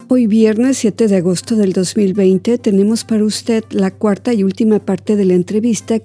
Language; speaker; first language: Spanish; native; Spanish